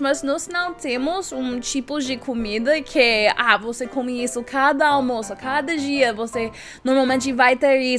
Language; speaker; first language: Portuguese; non-native, learner; English